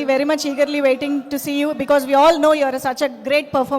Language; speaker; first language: Telugu; native; Telugu